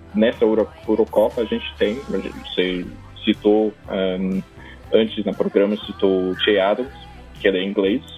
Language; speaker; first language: Portuguese; non-native, fluent; English